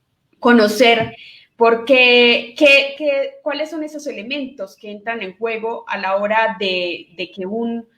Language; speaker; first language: Spanish; native; Spanish